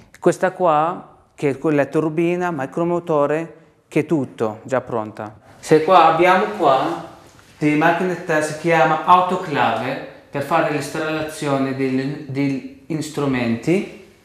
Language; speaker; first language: Italian; non-native, learner; Arabic